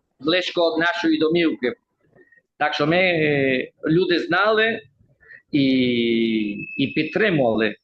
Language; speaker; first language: Ukrainian; early bilingual, heritage; Ukrainian